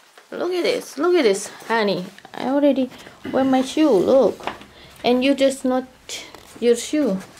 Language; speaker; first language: English; non-native, learner; Indonesian